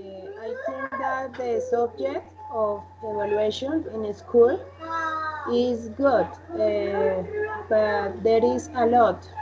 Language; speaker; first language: English; non-native, learner; Spanish